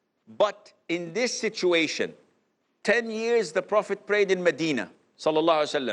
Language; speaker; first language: English; non-native, fluent; Arabic